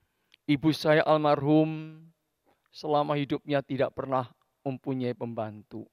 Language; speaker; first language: Indonesian; native; Indonesian